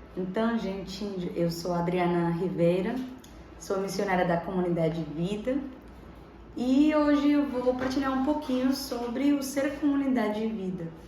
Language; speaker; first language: Portuguese; non-native, fluent; Spanish